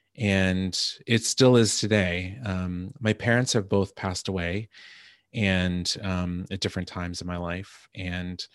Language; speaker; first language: English; native; English